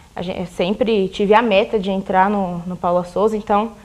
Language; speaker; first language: Portuguese; native; Portuguese